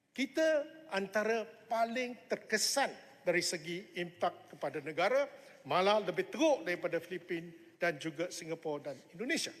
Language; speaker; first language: Malay; non-native, local second language; Chinese